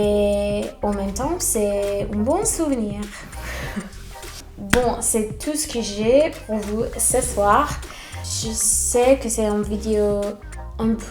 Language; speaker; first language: French; non-native, fluent; English